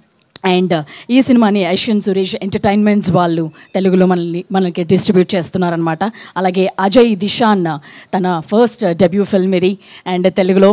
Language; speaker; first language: Telugu; native; Telugu